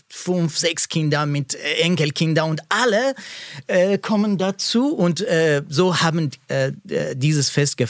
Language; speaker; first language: German; non-native, learner; Persian